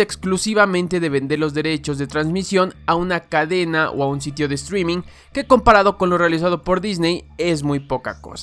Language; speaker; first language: Spanish; native; Spanish